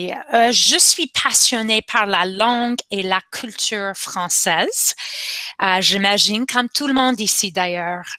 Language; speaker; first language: French; non-native, local second language; English